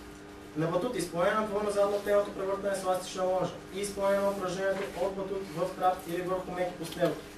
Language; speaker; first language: Bulgarian; native; Bulgarian